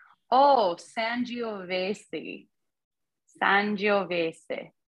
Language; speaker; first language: Italian; non-native, learner; English